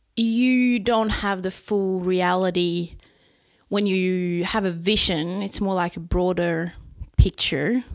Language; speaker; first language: English; non-native, fluent; Swedish